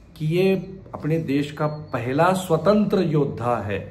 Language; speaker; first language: Hindi; non-native, local second language; Marathi